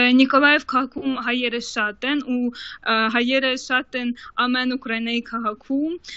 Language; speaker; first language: Armenian; early bilingual, heritage; Armenian